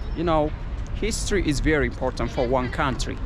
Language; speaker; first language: English; non-native, local second language; Amharic